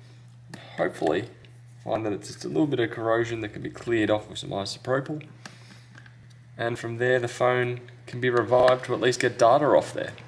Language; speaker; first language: English; native; English